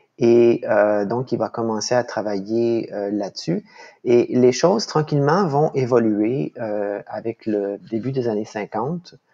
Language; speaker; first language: French; native; French